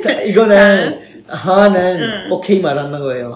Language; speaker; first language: Korean; non-native, learner; Urdu